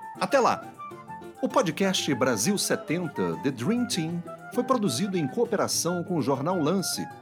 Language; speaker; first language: Portuguese; native; Portuguese